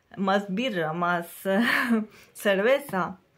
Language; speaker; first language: Spanish; non-native, fluent; Russian